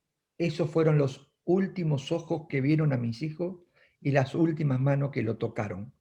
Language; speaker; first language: Spanish; native; Spanish